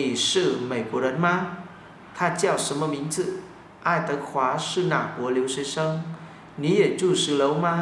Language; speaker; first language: Chinese; non-native, fluent; Vietnamese